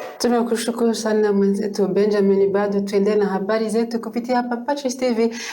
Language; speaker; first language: Swahili; non-native, local second language; Kinyarwanda